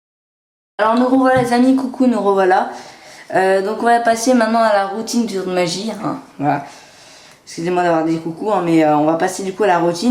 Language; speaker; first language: French; native; French